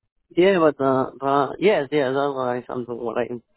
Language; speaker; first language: English; non-native, learner; Spanish